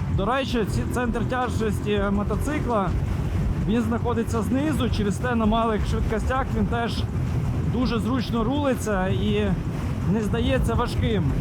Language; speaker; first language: Ukrainian; non-native, local second language; Russian